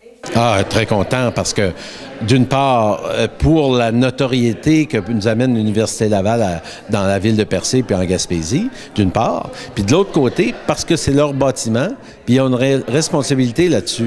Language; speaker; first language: French; native; French